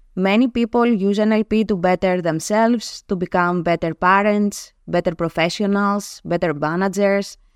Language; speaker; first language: English; non-native, fluent; Greek